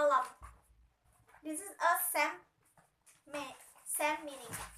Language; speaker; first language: English; non-native, learner; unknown